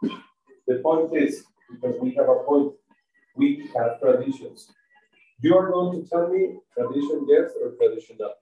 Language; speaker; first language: English; non-native, fluent; Spanish